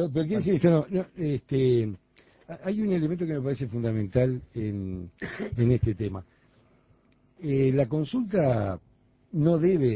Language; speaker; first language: Spanish; native; Spanish